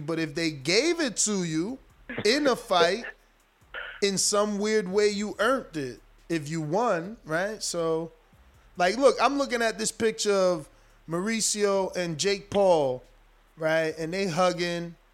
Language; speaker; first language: English; native; English